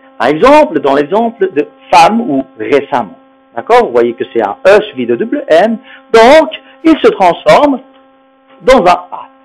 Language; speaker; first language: French; non-native, fluent; Spanish